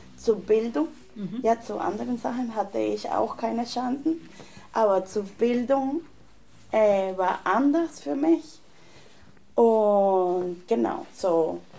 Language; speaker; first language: German; non-native, fluent; Spanish